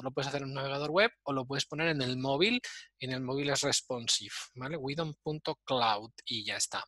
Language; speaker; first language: Spanish; native; Spanish